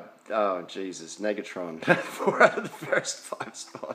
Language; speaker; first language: English; native; English